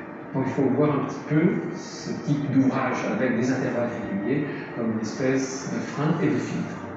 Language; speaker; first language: French; native; French